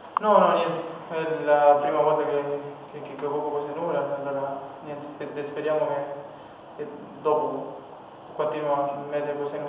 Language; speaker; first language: Italian; non-native, fluent; Spanish